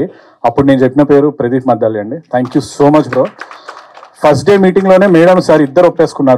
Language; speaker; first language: Telugu; native; Telugu